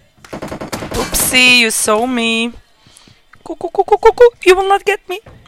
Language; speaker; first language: English; non-native, fluent; Croatian